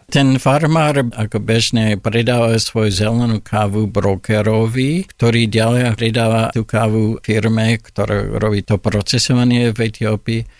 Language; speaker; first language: Slovak; non-native, fluent; English